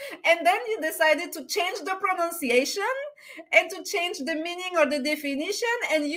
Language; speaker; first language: English; non-native, fluent; French